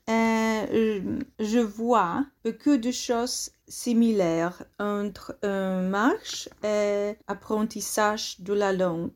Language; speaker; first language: French; non-native, learner; Polish